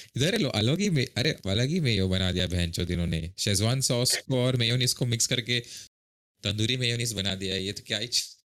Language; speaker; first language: Hindi; non-native, local second language; Marathi